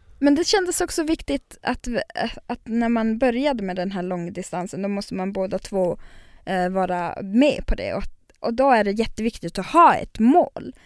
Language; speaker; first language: Swedish; non-native, local second language; Northern Sami